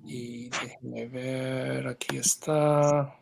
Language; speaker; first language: Spanish; non-native, fluent; English